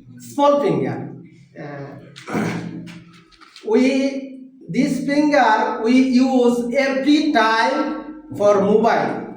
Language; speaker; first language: English; non-native, learner; Bangla